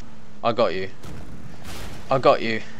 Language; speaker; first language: English; native; English